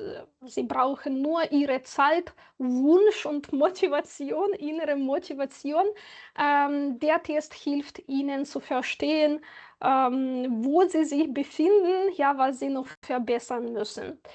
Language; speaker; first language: German; non-native, fluent; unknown